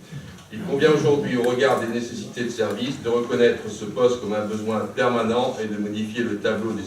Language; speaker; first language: French; native; French